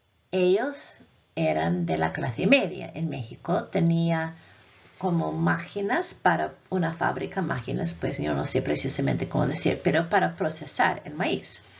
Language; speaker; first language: Spanish; non-native, fluent; English